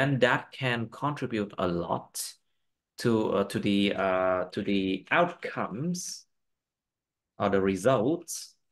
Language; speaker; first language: English; non-native, fluent; Vietnamese